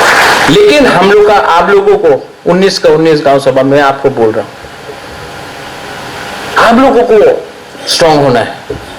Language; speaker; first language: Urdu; non-native, local second language; Kok Borok